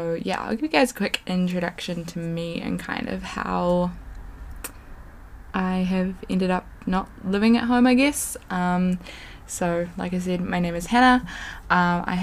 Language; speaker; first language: English; native; English